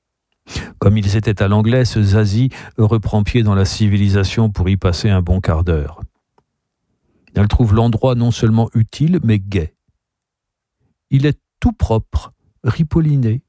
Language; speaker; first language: French; native; French